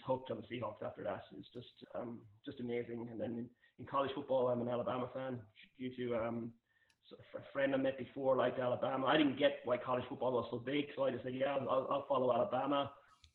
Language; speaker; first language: English; native; English